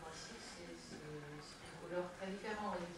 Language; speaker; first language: French; non-native, fluent; Japanese